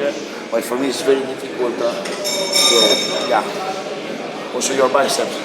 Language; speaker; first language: English; non-native, learner; Italian